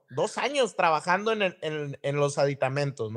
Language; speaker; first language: Spanish; native; Spanish